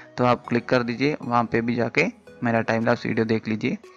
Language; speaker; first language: Hindi; non-native, local second language; Malayalam